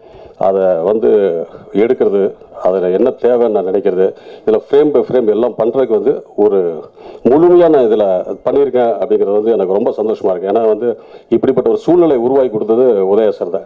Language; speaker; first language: Tamil; native; Tamil